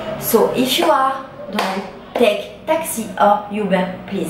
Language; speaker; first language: English; non-native, learner; French